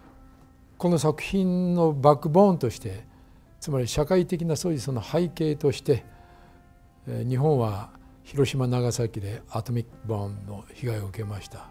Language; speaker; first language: Japanese; native; Japanese